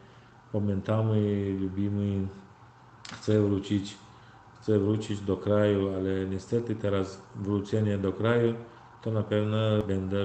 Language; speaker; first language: Polish; non-native, learner; Turkmen